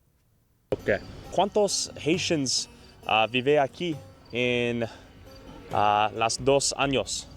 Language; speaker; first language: Spanish; non-native, learner; English